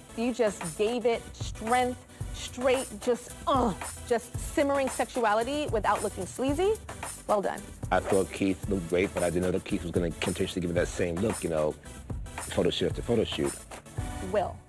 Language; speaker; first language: English; native; English